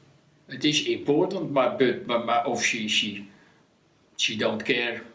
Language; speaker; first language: English; non-native, learner; Dutch